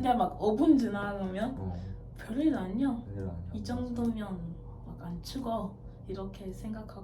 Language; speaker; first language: Korean; non-native, fluent; English